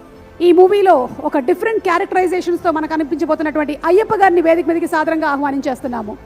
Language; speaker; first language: Telugu; native; Telugu